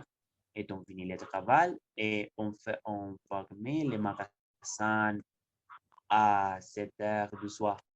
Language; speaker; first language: French; non-native, learner; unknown